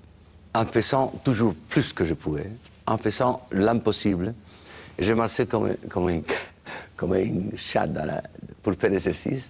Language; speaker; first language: French; non-native, fluent; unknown